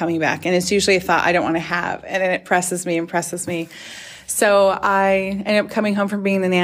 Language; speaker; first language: English; native; English